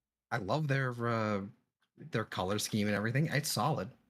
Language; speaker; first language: English; native; English